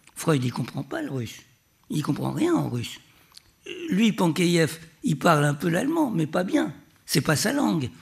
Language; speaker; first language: French; native; French